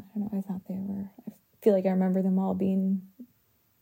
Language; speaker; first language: English; native; English